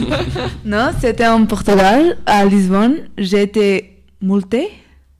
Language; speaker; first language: French; non-native, learner; Portuguese